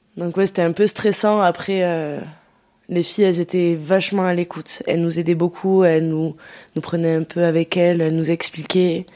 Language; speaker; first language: French; early bilingual, other home language; Dutch